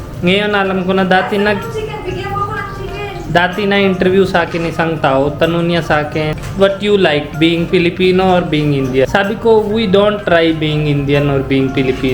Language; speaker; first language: Filipino; non-native, learner; Punjabi